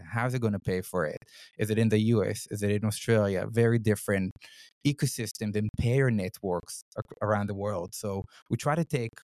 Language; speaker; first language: English; non-native, fluent; Hebrew